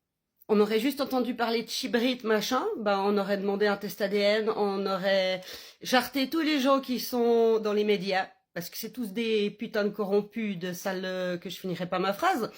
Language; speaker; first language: French; native; French